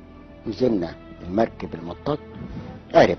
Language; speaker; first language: Arabic; native; Arabic